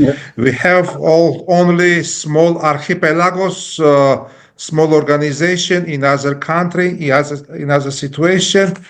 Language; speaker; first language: English; non-native, learner; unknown